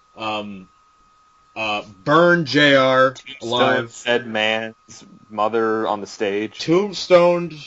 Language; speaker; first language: English; native; English